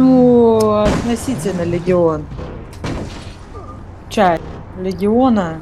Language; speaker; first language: Russian; native; Russian